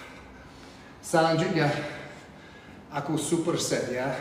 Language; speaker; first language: Indonesian; non-native, fluent; English